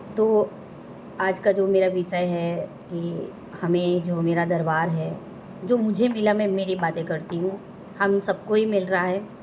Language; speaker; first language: Hindi; non-native, local second language; Gujarati